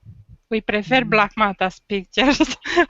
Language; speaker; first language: English; non-native, learner; Romanian